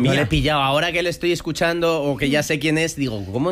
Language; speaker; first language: Spanish; native; Spanish